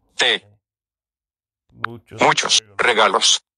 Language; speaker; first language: Spanish; non-native, learner; English